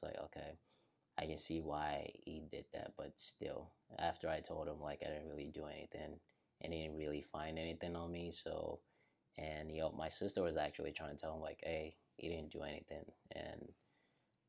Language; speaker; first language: English; non-native, local second language; Yoruba